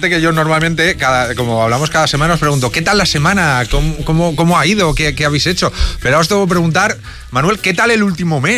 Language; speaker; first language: Spanish; native; Spanish